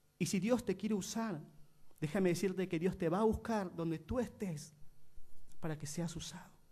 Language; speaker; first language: Spanish; native; Spanish